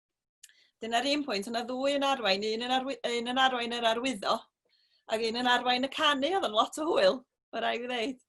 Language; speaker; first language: Welsh; native; Welsh